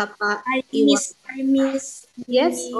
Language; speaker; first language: English; non-native, fluent; Indonesian